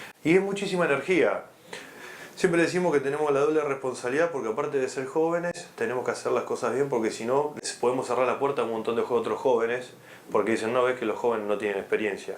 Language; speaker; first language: Spanish; native; Spanish